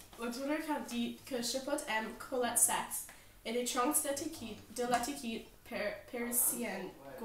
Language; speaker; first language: French; non-native, learner; English